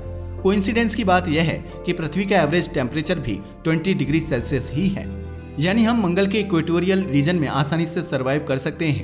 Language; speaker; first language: Hindi; native; Hindi